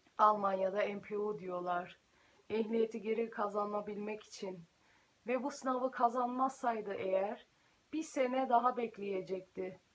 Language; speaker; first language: Turkish; early bilingual, heritage; Turkish